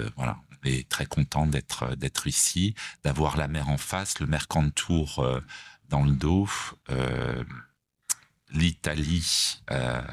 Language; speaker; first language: French; native; French